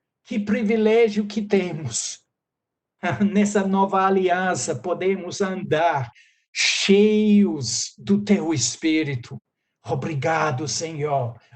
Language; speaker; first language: Portuguese; non-native, fluent; English